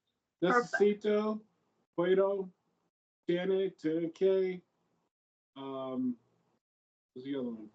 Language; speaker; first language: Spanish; non-native, learner; English